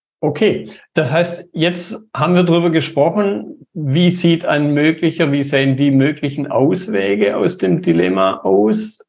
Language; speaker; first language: German; native; German